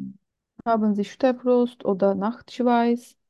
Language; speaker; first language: German; non-native, learner; Turkish